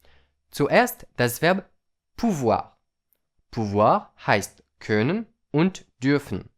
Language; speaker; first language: German; non-native, fluent; French